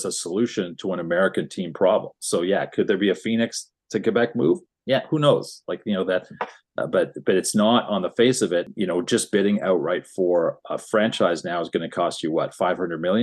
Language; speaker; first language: English; native; English